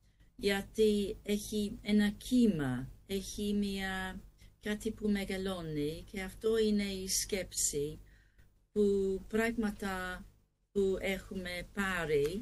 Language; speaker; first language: Greek; non-native, learner; English